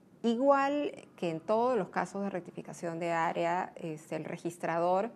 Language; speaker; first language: Spanish; native; Spanish